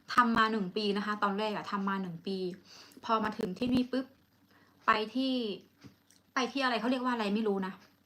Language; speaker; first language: Thai; native; Thai